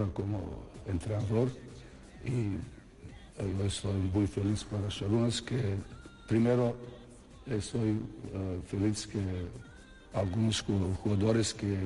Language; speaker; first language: Spanish; non-native, fluent; Serbian